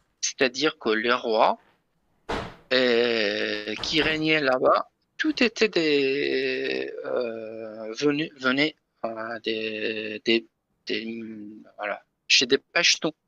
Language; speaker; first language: French; non-native, learner; Persian